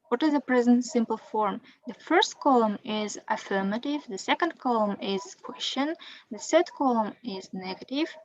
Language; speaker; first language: English; non-native, fluent; Kazakh